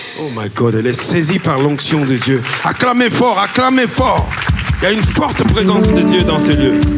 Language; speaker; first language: French; non-native, local second language; Lingala